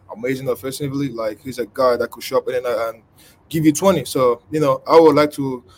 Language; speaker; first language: English; non-native, local second language; Igbo